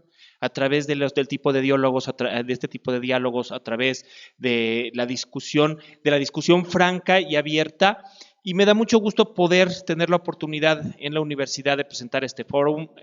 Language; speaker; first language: Spanish; native; Spanish